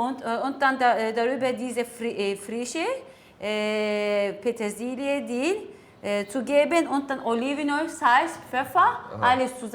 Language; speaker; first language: German; non-native, learner; Turkish